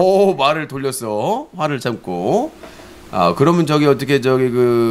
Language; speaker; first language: Korean; native; Korean